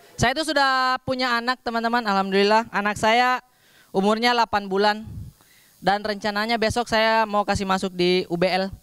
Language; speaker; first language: Indonesian; native; Indonesian